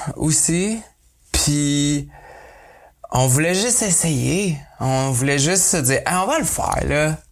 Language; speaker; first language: French; native; French